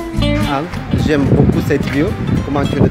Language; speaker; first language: French; non-native, fluent; Russian